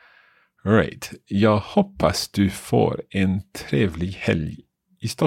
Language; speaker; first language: Swedish; non-native, learner; English